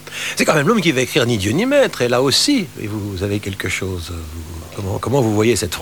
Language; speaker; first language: French; native; French